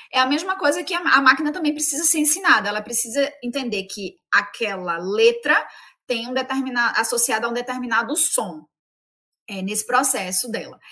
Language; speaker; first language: Portuguese; native; Portuguese